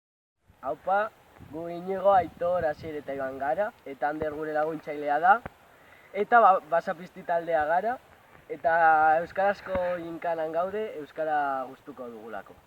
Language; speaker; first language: Basque; non-native, local second language; Spanish